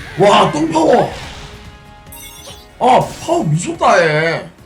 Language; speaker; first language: Korean; native; Korean